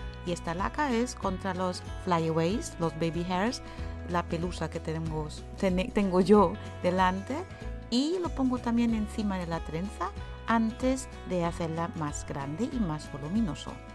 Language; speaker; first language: Spanish; non-native, fluent; German